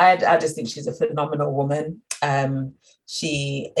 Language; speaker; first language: English; native; English